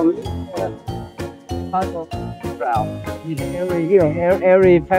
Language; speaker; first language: English; non-native, learner; Vietnamese